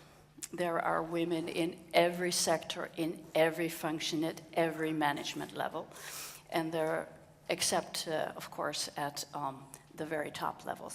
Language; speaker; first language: English; non-native, fluent; Dutch